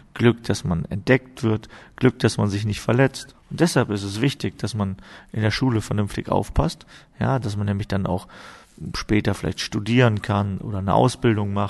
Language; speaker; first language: German; native; German